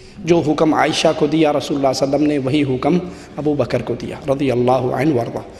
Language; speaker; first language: Urdu; non-native, local second language; Punjabi